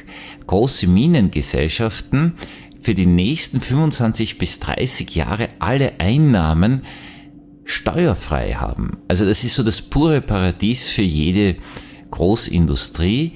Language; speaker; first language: German; native; German